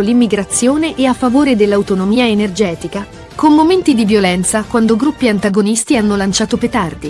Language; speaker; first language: Italian; native; Italian